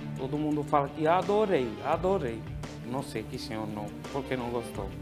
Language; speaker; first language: Portuguese; non-native, learner; Punjabi